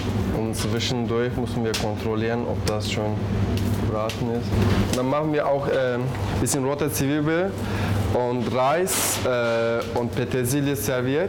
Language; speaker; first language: German; non-native, learner; Turkish